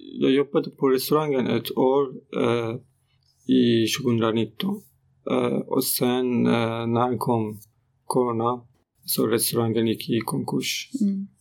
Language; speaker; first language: Swedish; non-native, learner; Persian